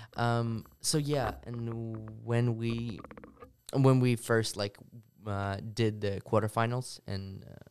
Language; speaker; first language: English; early bilingual, other home language; Russian